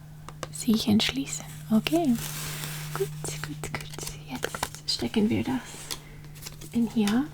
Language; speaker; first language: German; non-native, learner; English